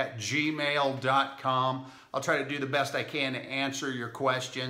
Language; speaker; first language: English; native; English